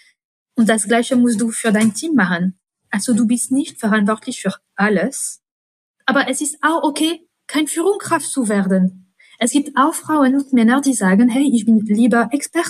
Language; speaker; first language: German; non-native, fluent; French